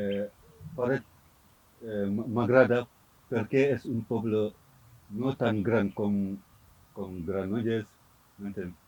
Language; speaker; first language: Catalan; non-native, learner; Fula